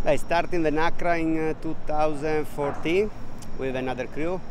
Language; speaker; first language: English; non-native, learner; Italian